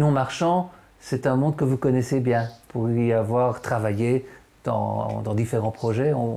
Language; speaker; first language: French; native; French